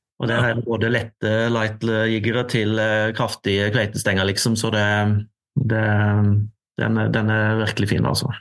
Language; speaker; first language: Norwegian; native; Norwegian